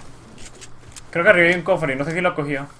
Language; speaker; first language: Spanish; native; Spanish